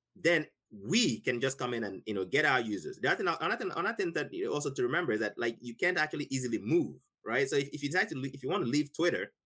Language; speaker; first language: English; non-native, local second language; Igbo